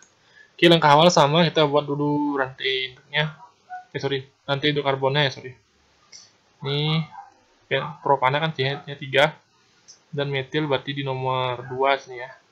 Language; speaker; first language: Indonesian; native; Indonesian